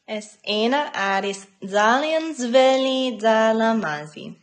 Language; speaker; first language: Georgian; non-native, learner; English